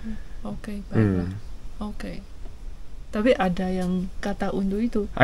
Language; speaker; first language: Indonesian; non-native, fluent; Chinese